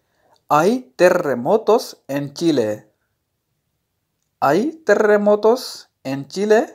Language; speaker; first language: Spanish; non-native, learner; Urdu